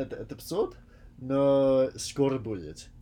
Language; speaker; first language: Russian; non-native, learner; English